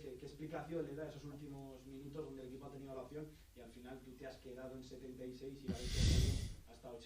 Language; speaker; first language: Spanish; native; Spanish